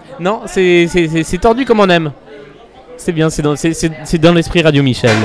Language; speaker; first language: French; native; French